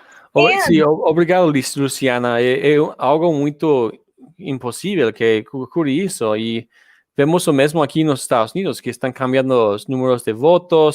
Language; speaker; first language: Portuguese; non-native, learner; English